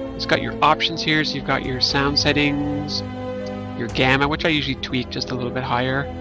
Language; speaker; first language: English; native; English